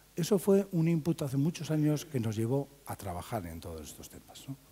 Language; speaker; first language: Spanish; native; Spanish